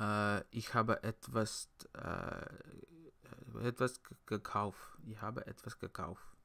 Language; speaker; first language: German; non-native, learner; English